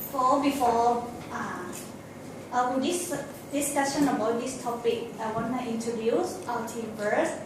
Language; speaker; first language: English; non-native, learner; Thai